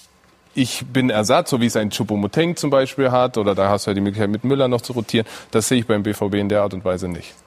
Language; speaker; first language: German; native; German